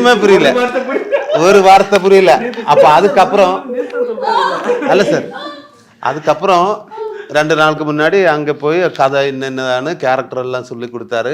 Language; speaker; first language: Tamil; non-native, learner; Malayalam